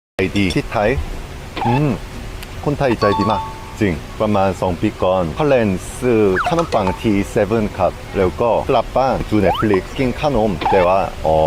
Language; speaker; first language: Thai; non-native, learner; Korean